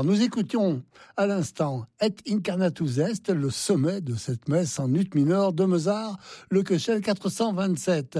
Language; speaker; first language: French; native; French